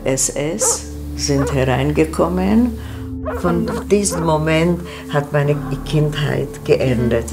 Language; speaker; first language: German; non-native, fluent; Czech